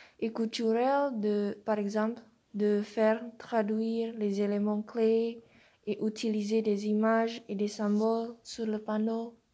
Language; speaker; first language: French; non-native, learner; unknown